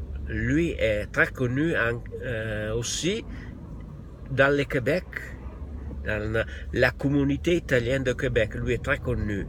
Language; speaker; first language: French; non-native, learner; Italian